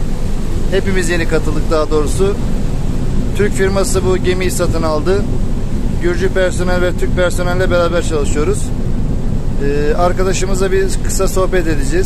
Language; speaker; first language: Turkish; native; Turkish